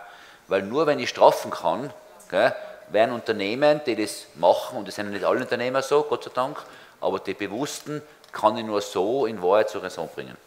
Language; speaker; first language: German; native; German